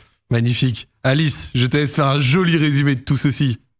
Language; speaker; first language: French; native; French